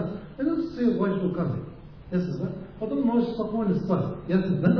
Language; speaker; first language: Russian; non-native, learner; Tibetan